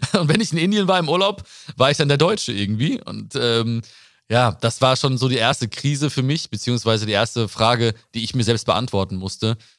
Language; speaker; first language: German; early bilingual, other home language; Malayalam